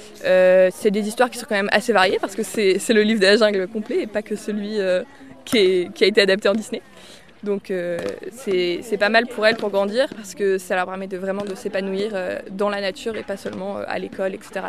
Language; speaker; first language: French; native; French